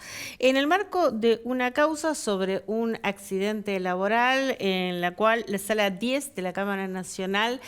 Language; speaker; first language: Spanish; native; Spanish